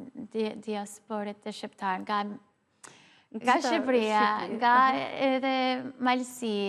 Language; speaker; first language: Albanian; early bilingual, heritage; Albanian